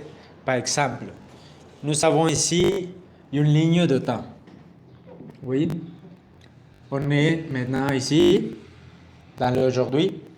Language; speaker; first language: French; non-native, learner; Spanish